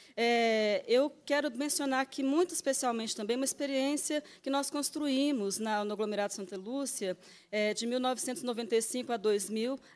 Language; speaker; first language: Portuguese; native; Portuguese